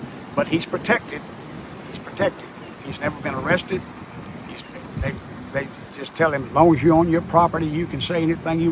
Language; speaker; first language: English; native; English